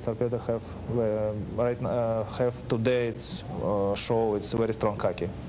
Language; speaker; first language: English; non-native, learner; Russian